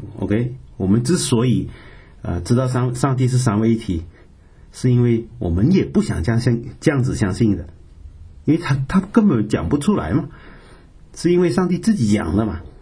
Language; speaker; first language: Chinese; native; Chinese